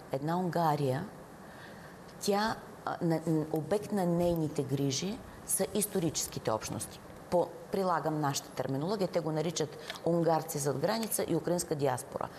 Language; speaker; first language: Bulgarian; native; Bulgarian